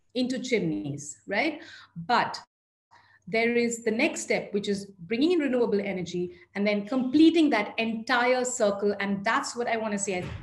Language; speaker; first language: English; non-native, local second language; Hindi